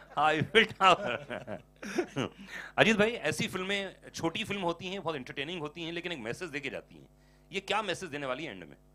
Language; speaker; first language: Hindi; native; Hindi